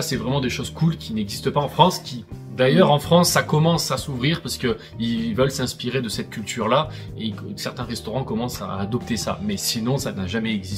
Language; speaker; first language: French; native; French